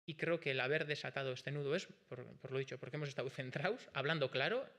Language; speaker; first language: Spanish; non-native, local second language; Basque